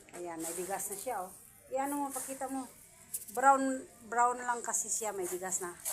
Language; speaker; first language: Filipino; non-native, local second language; Cebuano